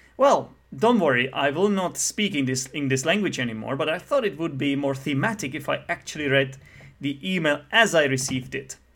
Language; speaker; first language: English; non-native, fluent; Czech